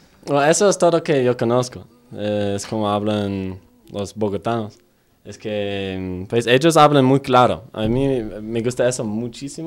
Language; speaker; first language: Spanish; non-native, fluent; English